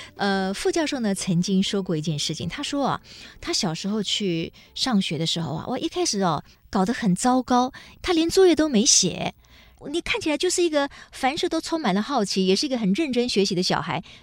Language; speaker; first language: Chinese; non-native, local second language; Min Nan Chinese